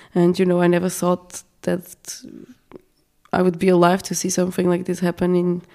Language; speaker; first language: English; non-native, fluent; Portuguese